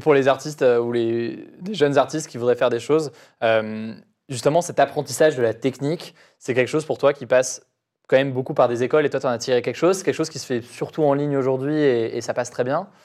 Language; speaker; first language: French; native; French